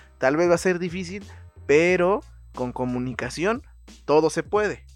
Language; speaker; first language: Spanish; native; Spanish